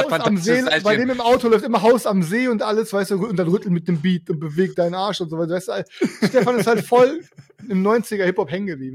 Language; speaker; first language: German; native; German